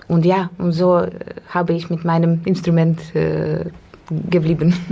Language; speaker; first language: German; non-native, learner; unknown